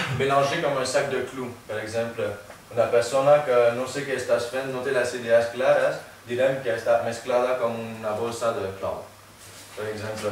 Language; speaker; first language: Catalan; non-native, fluent; French